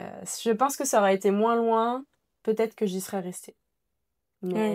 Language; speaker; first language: French; native; French